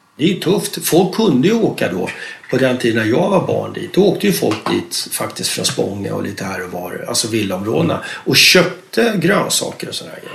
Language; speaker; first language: Swedish; native; Swedish